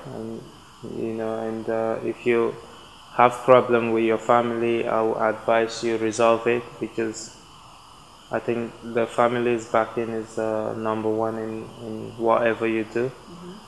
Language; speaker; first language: English; non-native, local second language; Igbo